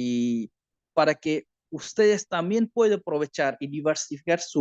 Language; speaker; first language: Spanish; non-native, learner; Bangla